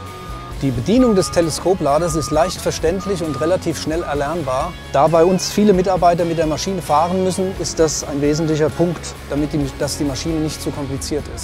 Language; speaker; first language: German; native; German